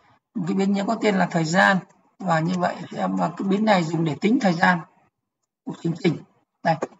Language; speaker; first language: Vietnamese; native; Vietnamese